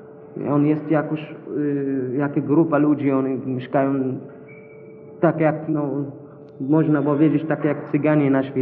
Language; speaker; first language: Polish; non-native, learner; Arabic